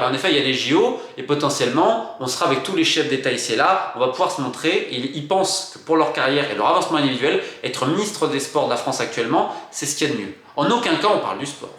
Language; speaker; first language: French; native; French